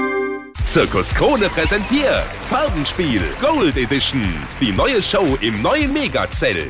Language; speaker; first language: German; native; German